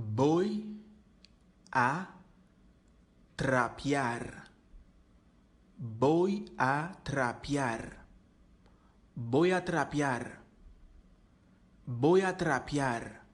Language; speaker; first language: Spanish; non-native, learner; Haitian Creole